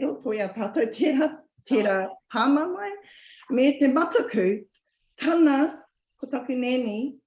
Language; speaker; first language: Māori; non-native, local second language; English